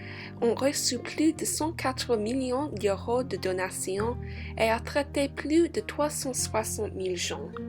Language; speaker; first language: French; non-native, learner; English